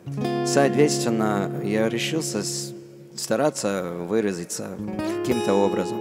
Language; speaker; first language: Russian; non-native, fluent; English